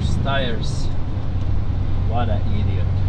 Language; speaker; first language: English; non-native, learner; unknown